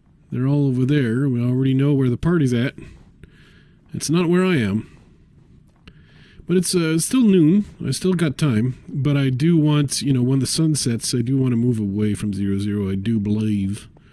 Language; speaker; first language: English; native; English